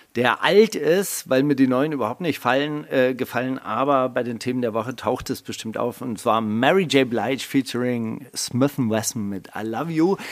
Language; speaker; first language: German; native; German